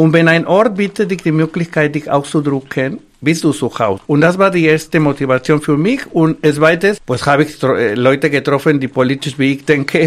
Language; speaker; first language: German; non-native, fluent; Spanish